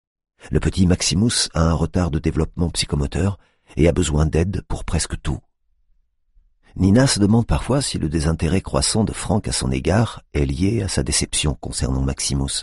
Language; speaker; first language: French; native; French